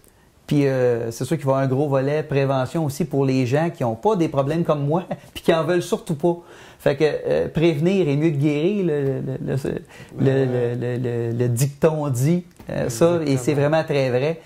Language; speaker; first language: French; native; French